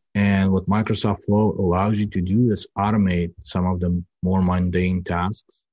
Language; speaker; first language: English; early bilingual, other home language; Russian